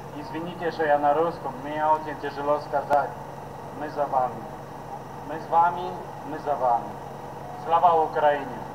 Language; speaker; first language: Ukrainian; non-native, learner; Polish